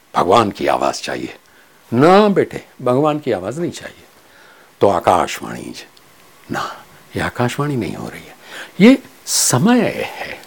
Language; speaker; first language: Hindi; non-native, local second language; Kachhi